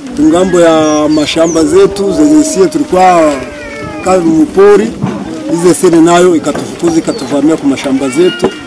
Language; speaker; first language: Swahili; non-native, local second language; Kinyarwanda